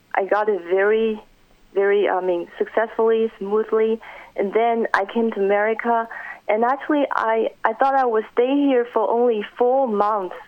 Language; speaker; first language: English; non-native, fluent; Chinese